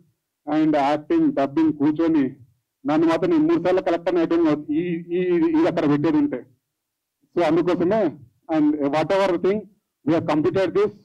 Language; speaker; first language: Telugu; native; Telugu